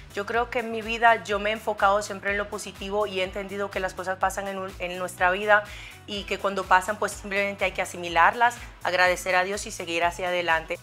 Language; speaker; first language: Spanish; non-native, fluent; Haitian Creole